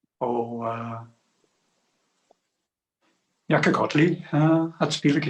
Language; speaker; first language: Danish; non-native, learner; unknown